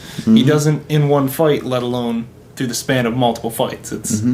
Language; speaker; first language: English; native; English